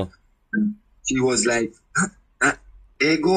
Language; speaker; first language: English; non-native, learner; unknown